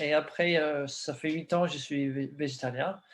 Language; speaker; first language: French; non-native, learner; English